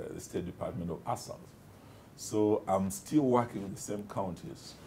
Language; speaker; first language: English; non-native, local second language; Luyia